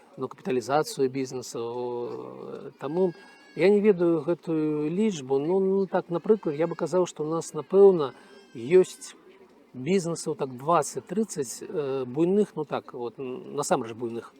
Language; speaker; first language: Belarusian; non-native, local second language; Russian